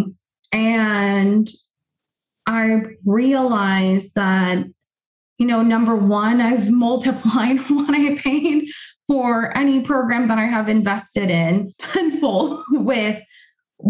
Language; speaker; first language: English; non-native, fluent; Spanish